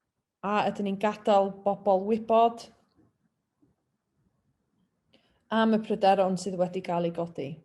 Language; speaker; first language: Welsh; native; Welsh